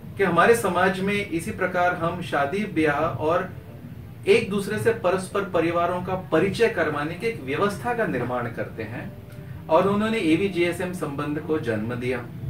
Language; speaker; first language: Hindi; native; Hindi